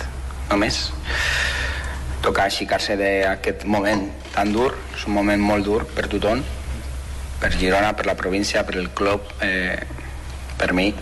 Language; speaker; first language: Catalan; non-native, fluent; Spanish